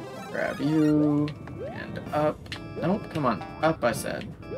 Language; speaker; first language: English; native; English